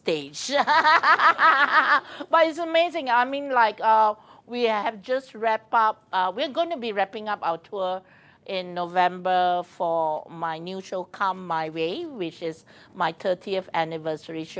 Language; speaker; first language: English; non-native, local second language; Min Nan Chinese